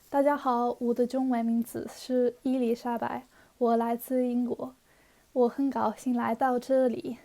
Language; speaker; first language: Chinese; non-native, learner; English